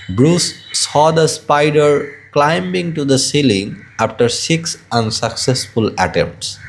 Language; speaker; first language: English; non-native, local second language; Bangla